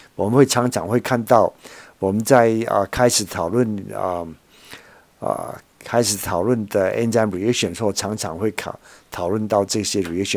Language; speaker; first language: Chinese; native; Chinese